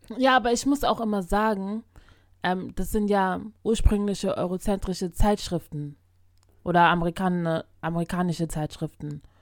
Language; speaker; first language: German; early bilingual, other home language; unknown